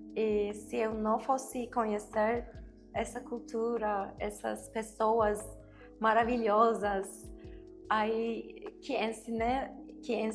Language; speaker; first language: Portuguese; non-native, learner; Turkish